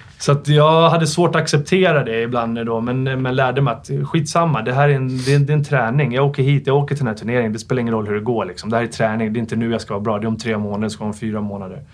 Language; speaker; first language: Swedish; native; Swedish